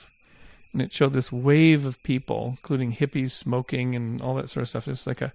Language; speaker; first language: English; native; English